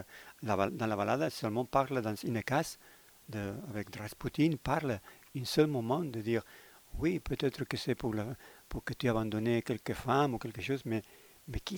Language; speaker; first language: French; non-native, learner; Spanish